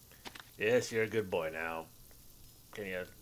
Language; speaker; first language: English; native; English